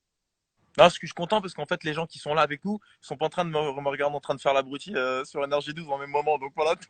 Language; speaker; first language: French; native; French